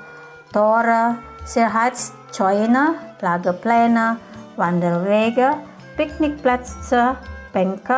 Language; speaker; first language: German; non-native, fluent; Indonesian